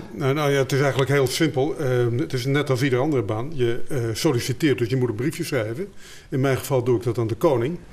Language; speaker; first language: Dutch; native; Dutch